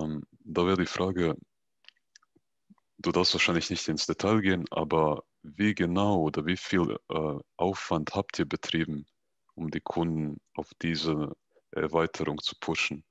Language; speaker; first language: German; native; German